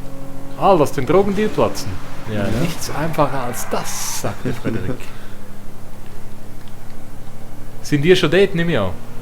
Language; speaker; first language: German; native; German